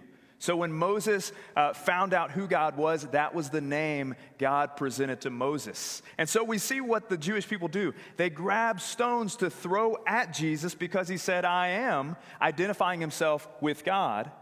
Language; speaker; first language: English; native; English